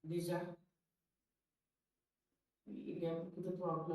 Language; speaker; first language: French; non-native, learner; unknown